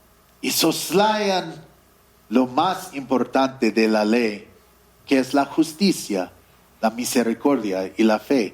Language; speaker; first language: Spanish; non-native, fluent; English